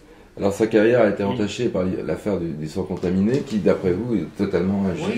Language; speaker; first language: French; native; French